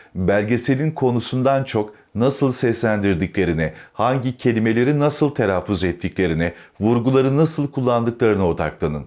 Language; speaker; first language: Turkish; native; Turkish